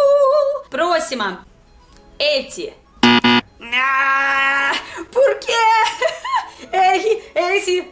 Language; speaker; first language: Portuguese; non-native, learner; Russian